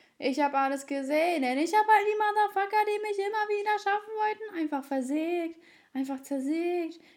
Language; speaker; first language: German; early bilingual, other home language; Ukrainian